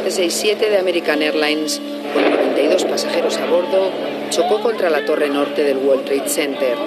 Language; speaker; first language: Spanish; native; Spanish